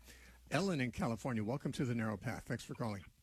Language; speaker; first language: English; native; English